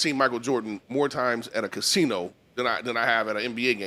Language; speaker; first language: English; native; English